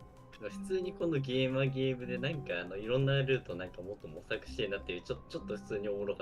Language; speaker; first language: Japanese; native; Japanese